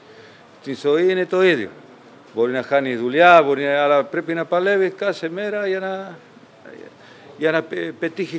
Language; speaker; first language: Greek; non-native, fluent; Spanish